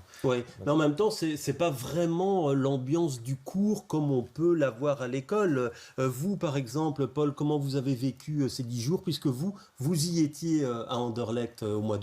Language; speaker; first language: French; native; French